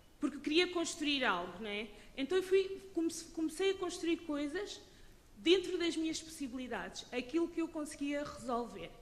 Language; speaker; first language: Portuguese; early bilingual, other home language; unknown